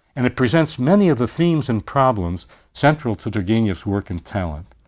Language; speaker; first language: English; native; English